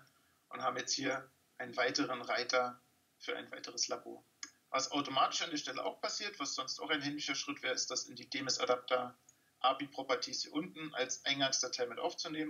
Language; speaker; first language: German; native; German